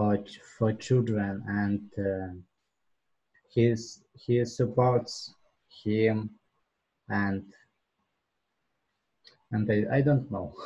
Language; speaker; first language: English; non-native, learner; Russian